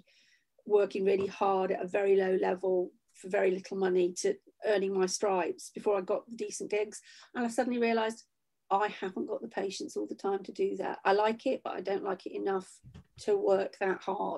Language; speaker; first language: English; native; English